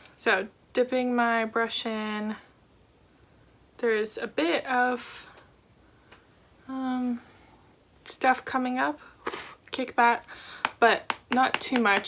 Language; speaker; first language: English; native; English